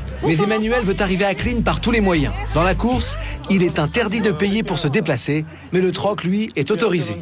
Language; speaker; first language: French; native; French